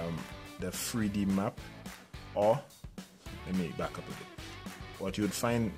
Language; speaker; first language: English; native; English